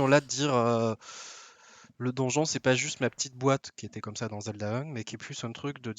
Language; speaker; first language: French; native; French